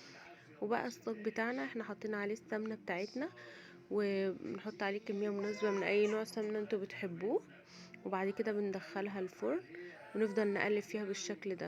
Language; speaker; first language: Arabic; native; Arabic